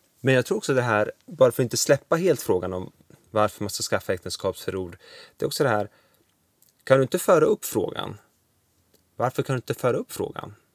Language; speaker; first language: Swedish; early bilingual, other home language; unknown